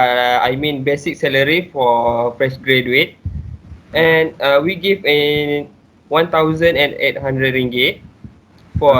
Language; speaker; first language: English; non-native, local second language; Malay